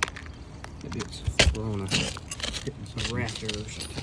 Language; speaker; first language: English; native; English